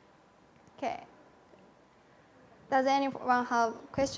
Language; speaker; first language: English; non-native, learner; Japanese